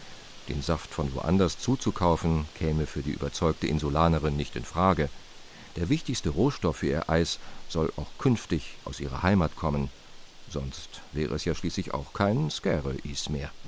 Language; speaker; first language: German; native; German